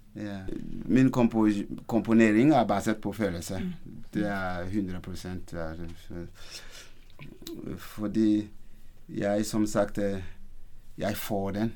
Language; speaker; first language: Norwegian; non-native, fluent; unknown